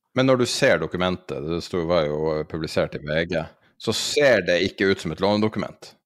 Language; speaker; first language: Norwegian; native; Norwegian